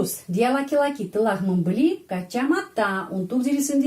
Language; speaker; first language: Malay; non-native, fluent; Russian